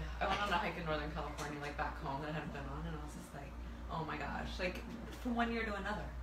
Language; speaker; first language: English; native; English